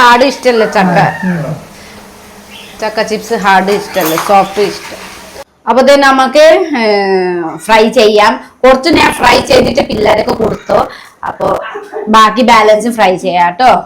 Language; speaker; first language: Malayalam; non-native, fluent; Nepali